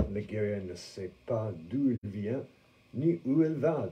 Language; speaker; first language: French; non-native, fluent; English